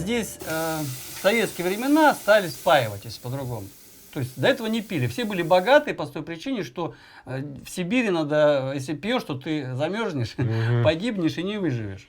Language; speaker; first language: Russian; native; Russian